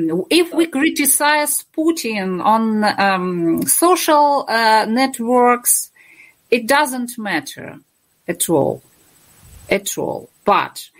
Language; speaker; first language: English; non-native, fluent; Russian